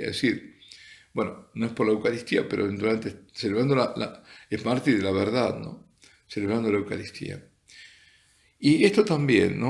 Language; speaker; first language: Spanish; native; Spanish